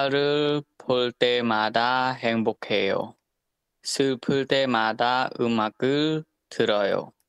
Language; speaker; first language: Korean; non-native, learner; Khmer